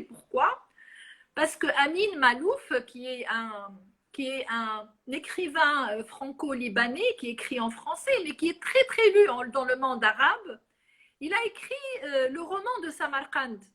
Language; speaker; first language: French; non-native, local second language; Arabic